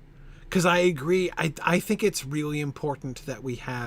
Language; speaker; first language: English; native; English